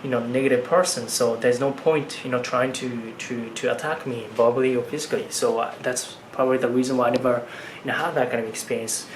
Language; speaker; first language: English; non-native, fluent; Japanese